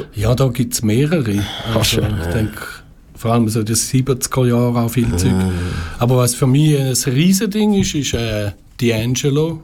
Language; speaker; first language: German; native; German